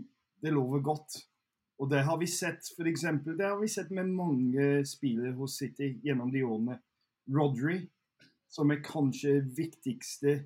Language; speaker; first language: Norwegian; non-native, fluent; English